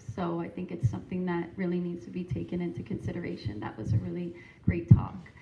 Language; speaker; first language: English; native; English